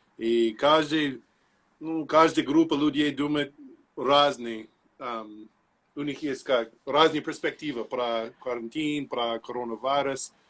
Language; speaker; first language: Russian; non-native, learner; English